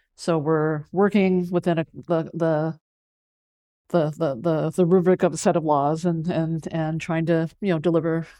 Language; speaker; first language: English; early bilingual, other home language; Cantonese